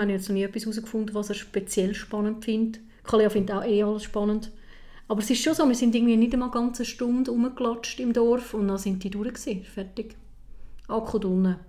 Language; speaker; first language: German; native; German